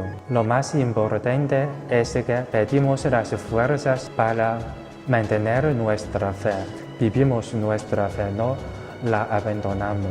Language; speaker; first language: Spanish; non-native, learner; Chinese